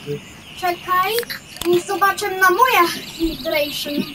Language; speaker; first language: Polish; early bilingual, heritage; Polish